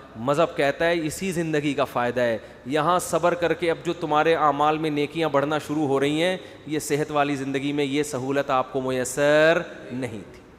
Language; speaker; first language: Urdu; native; Urdu